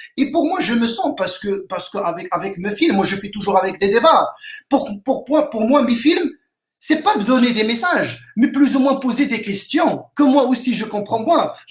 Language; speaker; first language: French; non-native, local second language; Arabic